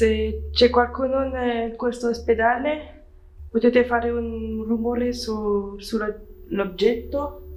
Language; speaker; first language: Italian; non-native, learner; French